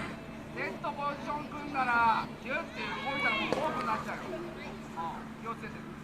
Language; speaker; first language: Japanese; native; Japanese